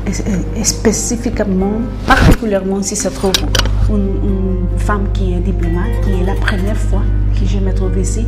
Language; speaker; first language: French; non-native, fluent; Spanish